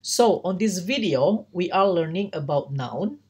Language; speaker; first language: English; non-native, learner; Indonesian